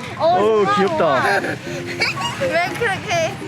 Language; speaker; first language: Korean; native; Korean